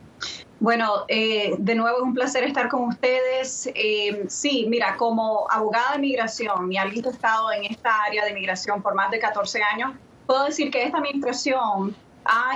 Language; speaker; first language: Spanish; early bilingual, other home language; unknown